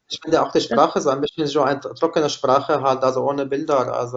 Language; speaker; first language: German; non-native, fluent; Arabic